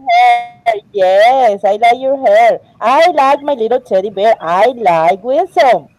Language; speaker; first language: English; non-native, learner; Spanish